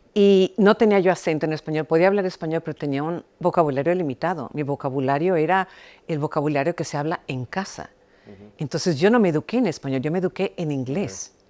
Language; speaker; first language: Spanish; early bilingual, heritage; Spanish